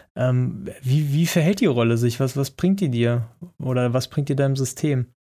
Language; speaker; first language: German; native; German